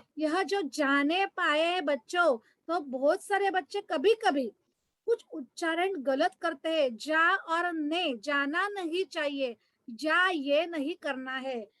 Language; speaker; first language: Hindi; non-native, local second language; Marathi